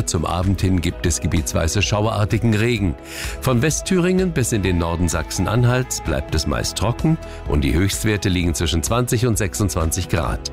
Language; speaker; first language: German; native; German